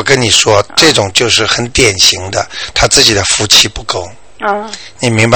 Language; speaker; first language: Chinese; native; Chinese